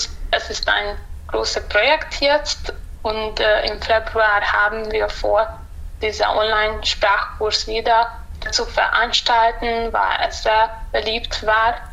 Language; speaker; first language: German; non-native, local second language; Hungarian